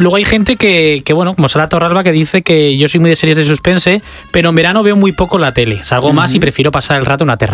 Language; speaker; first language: Spanish; native; Spanish